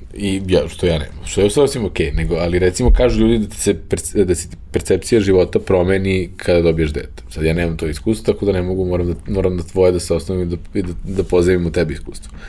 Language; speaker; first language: Serbian; native; Serbian